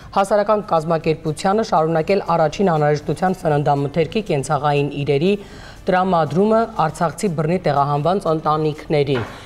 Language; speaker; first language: Armenian; native; Armenian